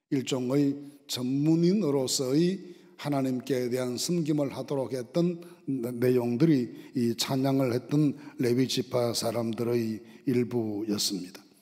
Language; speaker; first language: Korean; native; Korean